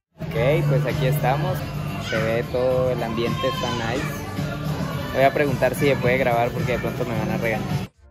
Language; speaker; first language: Spanish; native; Spanish